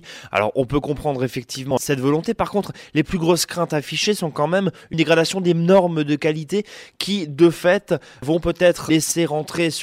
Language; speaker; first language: French; native; French